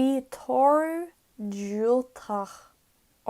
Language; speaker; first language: Irish; non-native, learner; English